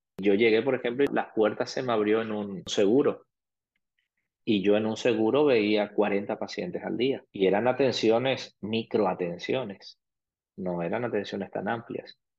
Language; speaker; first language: Spanish; early bilingual, other home language; Arabic